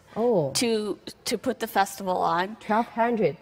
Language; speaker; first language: English; native; English